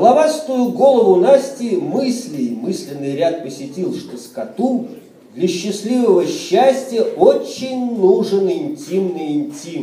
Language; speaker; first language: Russian; native; Russian